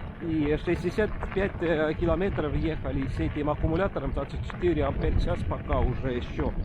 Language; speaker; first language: Russian; non-native, local second language; Estonian